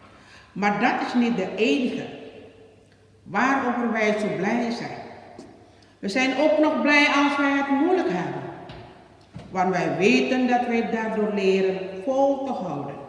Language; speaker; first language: Dutch; non-native, learner; Indonesian